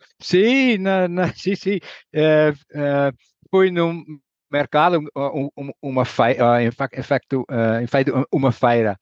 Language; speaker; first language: Portuguese; non-native, learner; Dutch